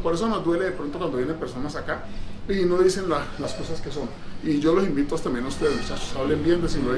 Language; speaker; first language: Spanish; native; Spanish